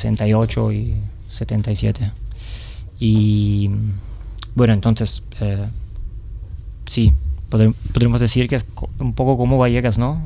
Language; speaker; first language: Spanish; non-native, fluent; Italian